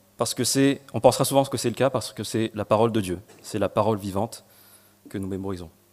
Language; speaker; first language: French; non-native, local second language; Malagasy